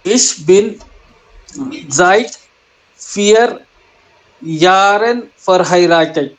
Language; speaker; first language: German; non-native, learner; Hindi